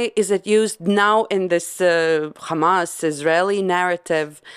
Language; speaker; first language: English; non-native, fluent; Latvian